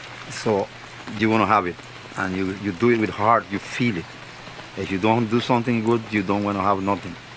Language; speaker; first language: English; non-native, learner; Spanish